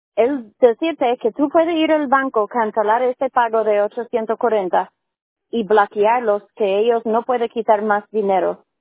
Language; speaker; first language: Spanish; non-native, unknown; English